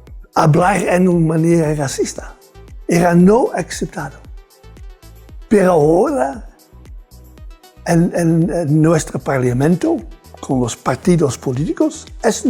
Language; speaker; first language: Spanish; non-native, fluent; Dutch